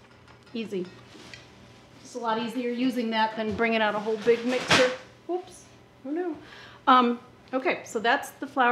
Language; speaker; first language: English; native; English